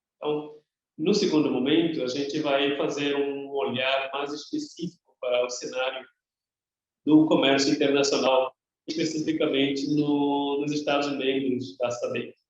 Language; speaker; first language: Portuguese; native; Portuguese